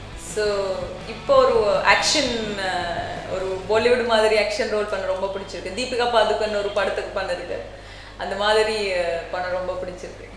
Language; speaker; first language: Tamil; non-native, learner; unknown